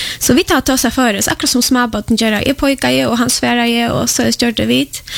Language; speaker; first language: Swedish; non-native, fluent; Polish